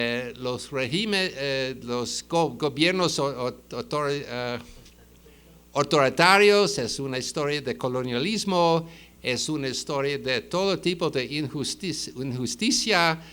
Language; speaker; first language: Spanish; non-native, fluent; English